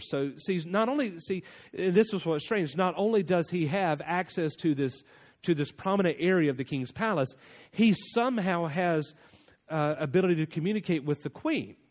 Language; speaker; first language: English; native; English